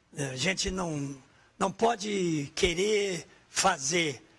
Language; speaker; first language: Portuguese; native; Portuguese